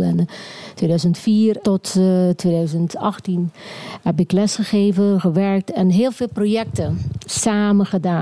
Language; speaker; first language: Dutch; non-native, local second language; Papiamento